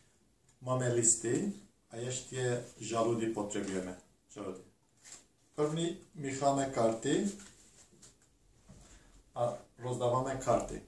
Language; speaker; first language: Czech; non-native, learner; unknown